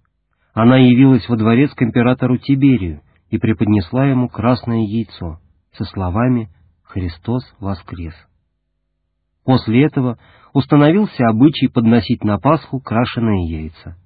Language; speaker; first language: Russian; native; Russian